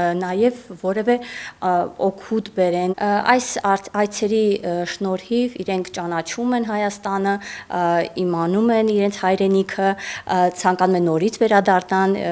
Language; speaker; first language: Armenian; native; Armenian